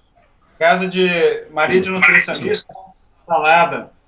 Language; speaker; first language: Spanish; non-native, learner; Portuguese